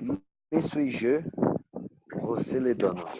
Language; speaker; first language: French; non-native, learner; Portuguese